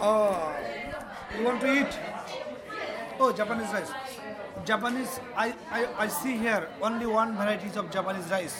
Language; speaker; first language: English; non-native, learner; Bangla